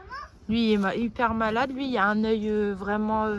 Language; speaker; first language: French; native; French